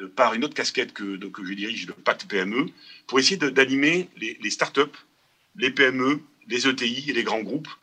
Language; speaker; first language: French; native; French